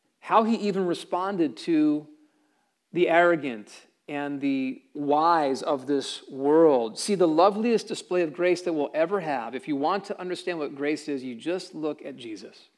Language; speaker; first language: English; native; English